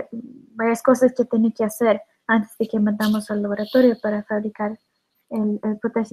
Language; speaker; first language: Spanish; non-native, learner; English